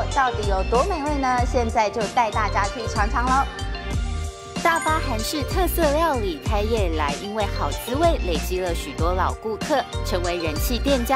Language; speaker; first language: Chinese; native; Chinese